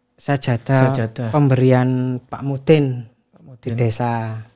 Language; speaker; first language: Indonesian; native; Indonesian